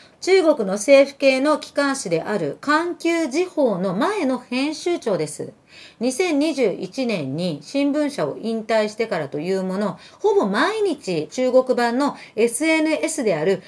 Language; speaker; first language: Japanese; early bilingual, other home language; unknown